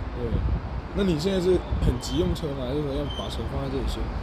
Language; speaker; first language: Chinese; native; Chinese